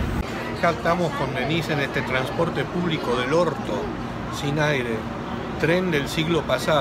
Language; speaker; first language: Spanish; native; Spanish